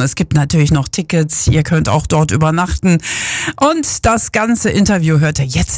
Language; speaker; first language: German; native; German